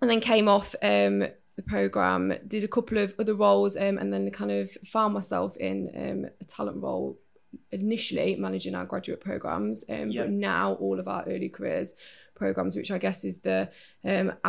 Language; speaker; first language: English; native; English